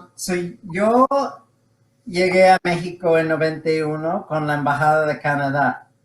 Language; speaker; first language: Spanish; non-native, fluent; English